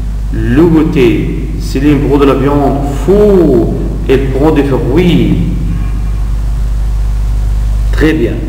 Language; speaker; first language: French; non-native, fluent; Arabic